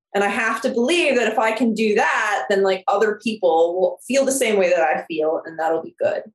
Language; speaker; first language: English; non-native, fluent; Korean